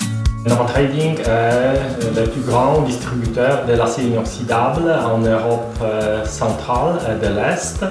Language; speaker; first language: French; non-native, fluent; Polish